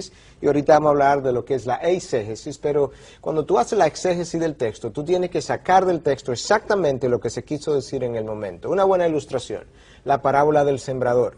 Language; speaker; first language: Spanish; native; Spanish